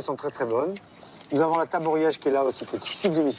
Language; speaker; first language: French; native; French